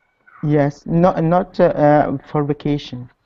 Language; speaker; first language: English; non-native, learner; Arabic